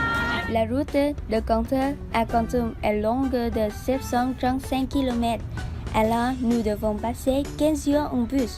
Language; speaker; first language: French; non-native, learner; Vietnamese